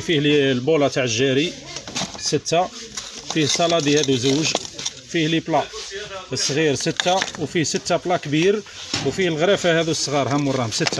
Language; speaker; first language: Arabic; native; Arabic